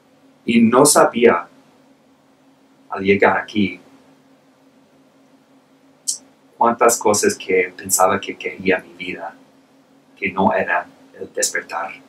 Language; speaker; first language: Spanish; non-native, fluent; English